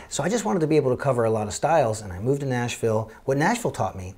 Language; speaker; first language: English; native; English